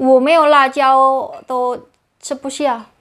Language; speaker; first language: Chinese; non-native, learner; Javanese